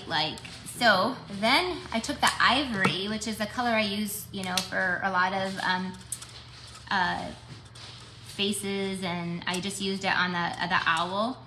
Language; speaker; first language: English; native; English